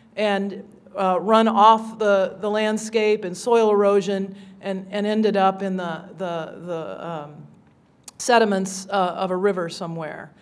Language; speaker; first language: English; native; English